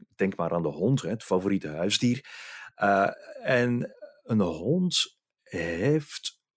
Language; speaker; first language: Dutch; native; Dutch